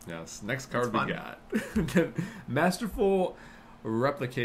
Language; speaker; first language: English; native; English